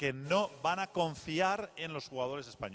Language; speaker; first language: Spanish; native; Spanish